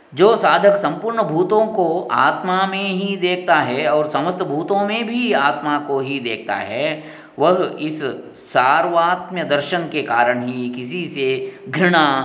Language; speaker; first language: Hindi; non-native, local second language; Kannada